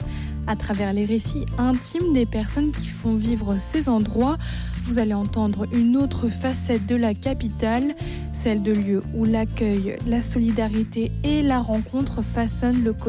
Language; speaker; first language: French; native; French